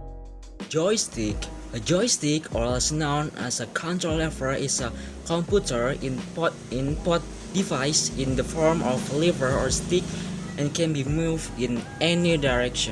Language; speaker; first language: English; non-native, learner; Indonesian